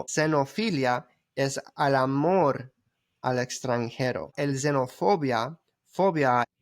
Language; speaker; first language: Spanish; early bilingual, heritage; Spanish